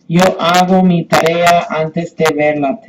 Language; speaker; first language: Spanish; non-native, fluent; English